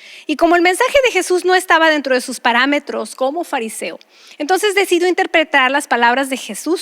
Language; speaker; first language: Spanish; native; Spanish